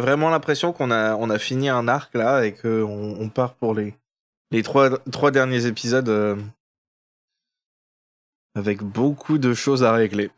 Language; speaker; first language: French; native; French